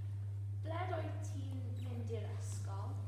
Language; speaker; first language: Welsh; non-native, learner; English